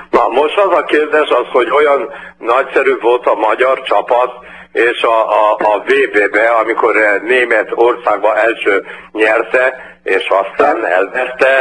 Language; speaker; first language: Hungarian; early bilingual, heritage; Portuguese